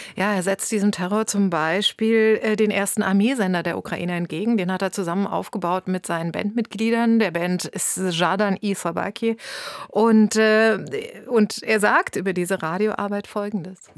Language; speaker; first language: German; native; German